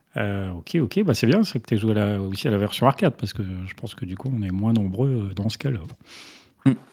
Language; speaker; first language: French; native; French